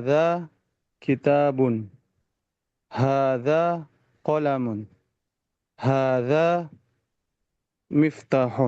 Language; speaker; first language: Arabic; non-native, learner; Indonesian